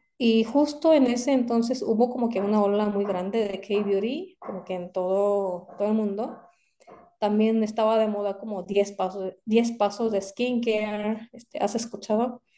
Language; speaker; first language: Spanish; non-native, fluent; Korean